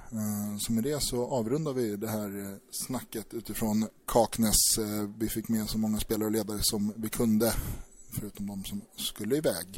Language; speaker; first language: Swedish; native; Swedish